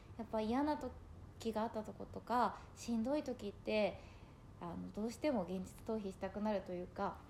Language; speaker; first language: Japanese; native; Japanese